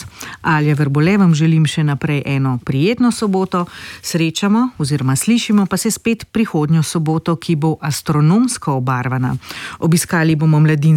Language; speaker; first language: Slovenian; native; Slovenian